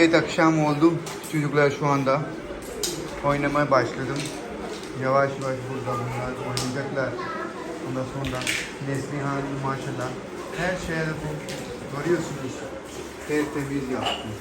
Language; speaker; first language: Turkish; non-native, learner; Urdu